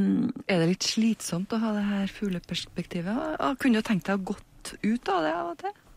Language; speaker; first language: Norwegian; native; Norwegian